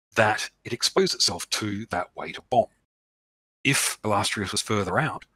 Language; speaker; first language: English; native; English